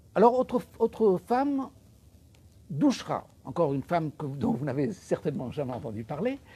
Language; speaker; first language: French; non-native, local second language; Arabic